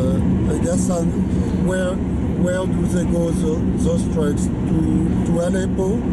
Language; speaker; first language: English; non-native, fluent; French